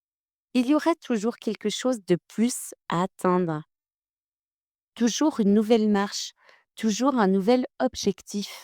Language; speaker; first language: French; native; French